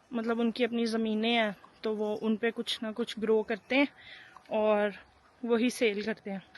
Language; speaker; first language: Hindi; early bilingual, other home language; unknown